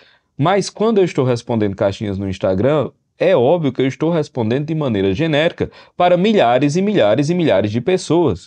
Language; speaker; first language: Portuguese; native; Portuguese